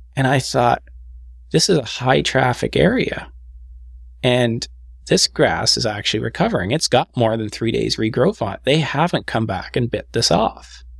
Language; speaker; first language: English; native; English